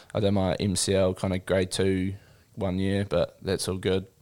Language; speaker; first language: English; native; English